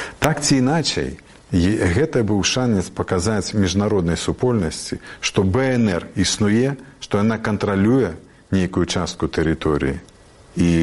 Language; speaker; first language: Belarusian; native; Belarusian